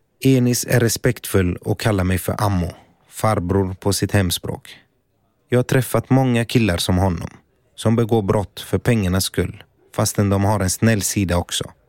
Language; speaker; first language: Swedish; native; Swedish